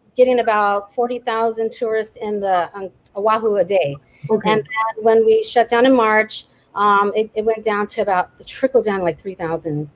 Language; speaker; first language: English; native; English